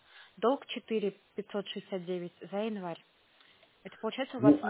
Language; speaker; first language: Russian; native; Russian